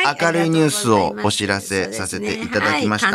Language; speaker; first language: Japanese; native; Japanese